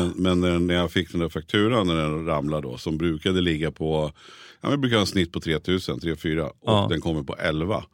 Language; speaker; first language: Swedish; native; Swedish